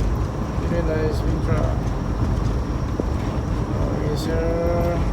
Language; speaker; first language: English; non-native, learner; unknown